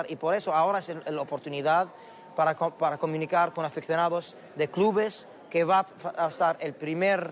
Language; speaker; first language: Spanish; non-native, learner; Arabic